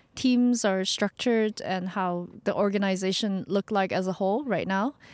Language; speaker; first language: English; early bilingual, other home language; Chinese